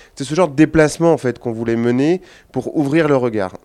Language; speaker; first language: French; native; French